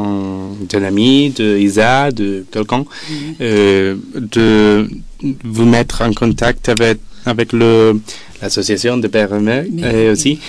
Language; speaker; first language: French; non-native, learner; Spanish